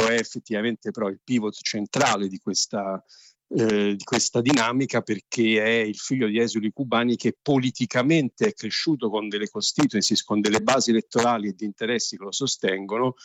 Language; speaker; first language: Italian; native; Italian